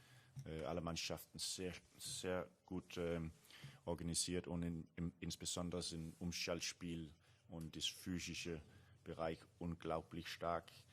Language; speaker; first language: German; non-native, learner; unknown